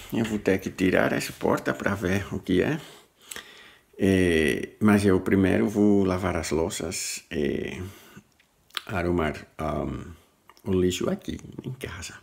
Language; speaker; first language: Portuguese; non-native, learner; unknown